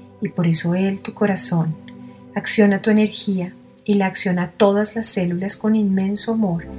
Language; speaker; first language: Spanish; native; Spanish